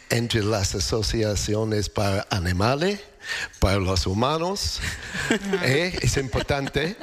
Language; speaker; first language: Spanish; non-native, learner; English